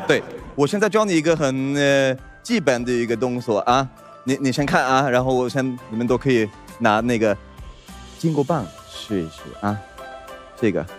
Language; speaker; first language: Chinese; non-native, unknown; Swedish